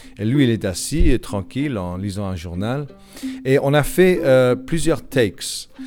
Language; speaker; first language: French; non-native, fluent; English